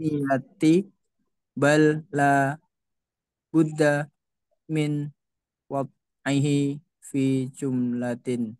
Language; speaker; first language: Arabic; non-native, learner; Indonesian